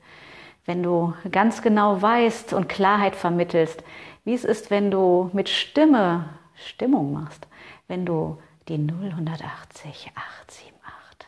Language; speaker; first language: German; native; German